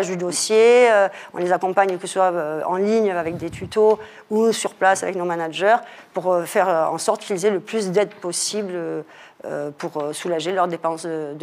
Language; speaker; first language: French; native; French